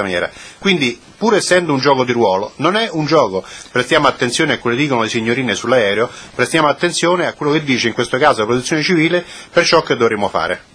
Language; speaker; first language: Italian; native; Italian